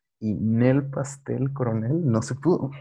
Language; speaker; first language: Spanish; native; Spanish